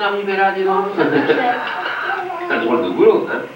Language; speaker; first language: French; native; French